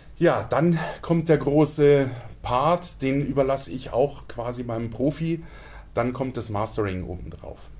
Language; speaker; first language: German; native; German